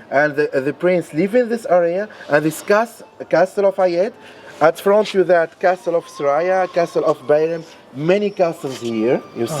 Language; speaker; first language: English; non-native, learner; Arabic